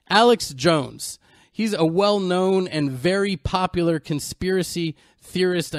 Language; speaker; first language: English; native; English